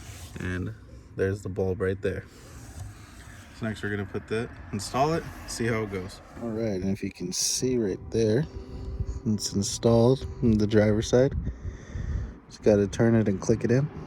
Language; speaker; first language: English; native; English